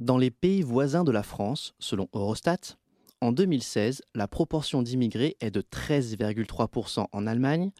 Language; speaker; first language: French; native; French